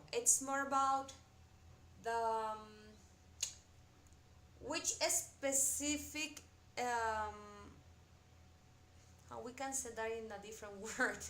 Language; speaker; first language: English; non-native, fluent; Spanish